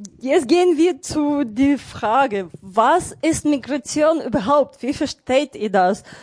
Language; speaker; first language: German; non-native, fluent; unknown